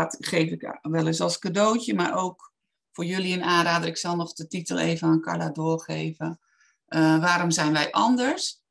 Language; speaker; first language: Dutch; native; Dutch